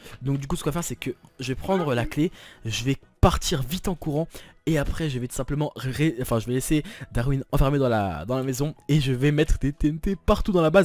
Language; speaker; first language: French; native; French